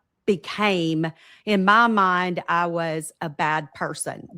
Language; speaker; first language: English; native; English